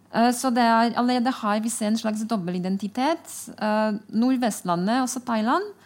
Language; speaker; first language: Norwegian; non-native, fluent; Polish